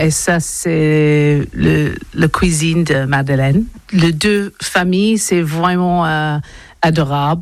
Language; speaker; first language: French; non-native, learner; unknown